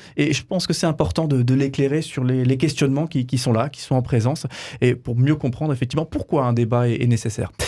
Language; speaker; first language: French; native; French